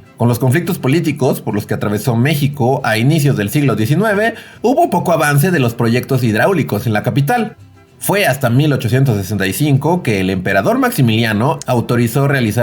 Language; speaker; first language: Spanish; native; Spanish